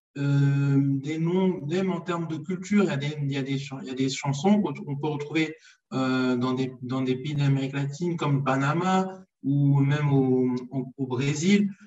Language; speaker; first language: French; early bilingual, other home language; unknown